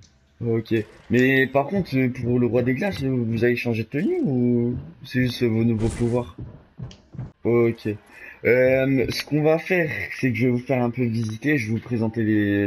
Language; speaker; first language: French; native; French